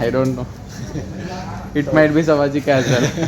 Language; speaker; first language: English; non-native, local second language; Telugu